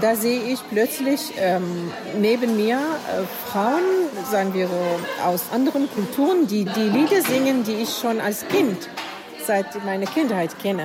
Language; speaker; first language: German; non-native, fluent; Arabic